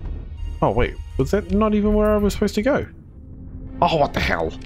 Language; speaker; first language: English; native; English